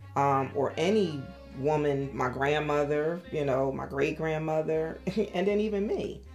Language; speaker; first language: English; native; English